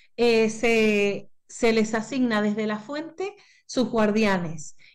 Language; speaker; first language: Spanish; native; Spanish